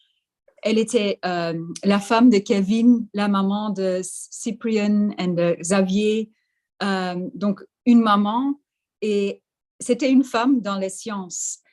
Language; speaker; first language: French; non-native, fluent; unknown